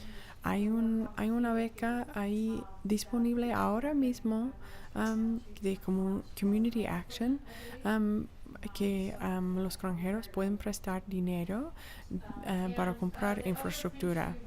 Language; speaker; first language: Spanish; non-native, fluent; English